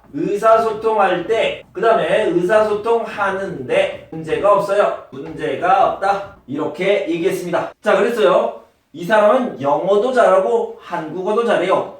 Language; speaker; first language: Korean; native; Korean